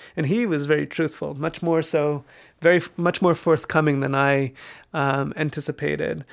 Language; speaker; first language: English; native; English